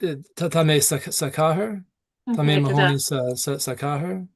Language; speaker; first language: Irish; non-native, learner; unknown